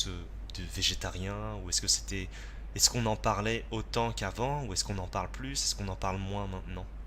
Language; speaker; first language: French; native; French